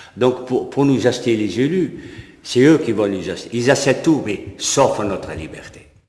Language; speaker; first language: French; non-native, local second language; Arabic